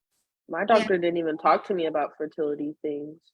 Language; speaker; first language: English; native; English